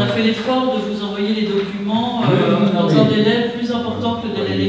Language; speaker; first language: French; native; French